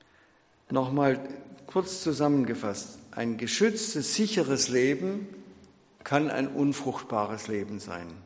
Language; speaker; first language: German; native; German